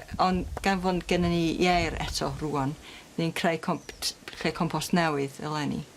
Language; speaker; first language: Welsh; non-native, local second language; English